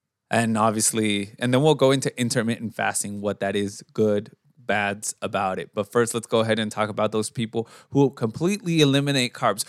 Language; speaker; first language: English; early bilingual, other home language; Spanish